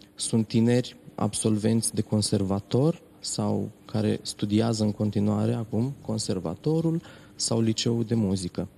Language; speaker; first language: Romanian; native; Romanian